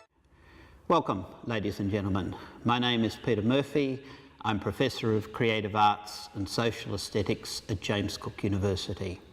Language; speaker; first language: English; native; English